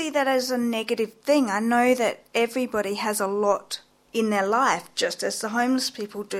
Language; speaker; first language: English; native; English